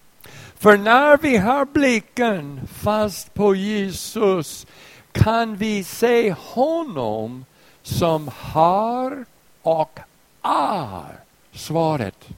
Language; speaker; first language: Swedish; non-native, fluent; English